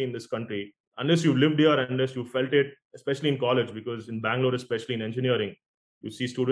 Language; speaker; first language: English; non-native, local second language; Konkani